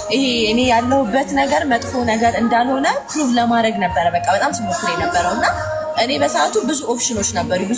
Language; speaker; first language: Amharic; native; Amharic